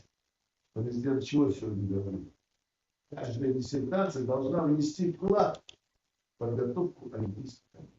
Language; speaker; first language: Russian; non-native, local second language; Uzbek